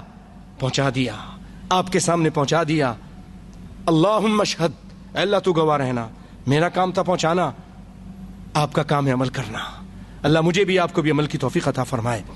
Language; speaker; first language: Urdu; native; Urdu